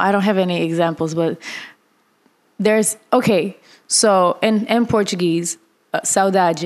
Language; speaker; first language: English; non-native, fluent; Russian